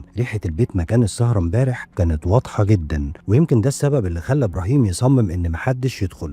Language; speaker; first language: Arabic; native; Arabic